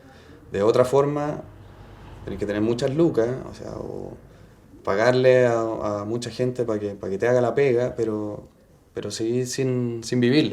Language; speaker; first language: Spanish; native; Spanish